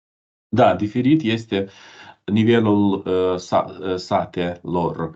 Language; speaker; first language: Romanian; non-native, learner; Ukrainian